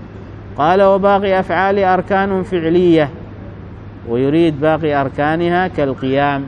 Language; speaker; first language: Arabic; native; Arabic